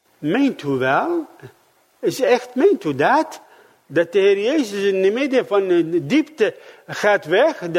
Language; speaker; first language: Dutch; non-native, fluent; Arabic